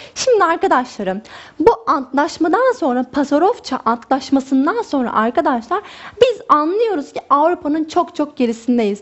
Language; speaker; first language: Turkish; native; Turkish